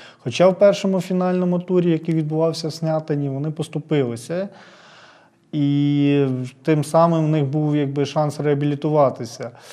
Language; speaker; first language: Ukrainian; native; Ukrainian